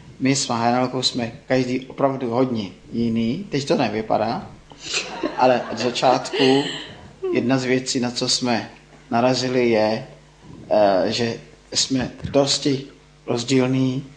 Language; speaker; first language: Czech; non-native, fluent; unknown